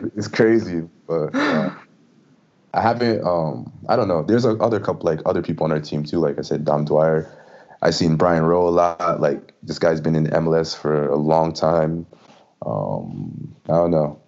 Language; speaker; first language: English; native; English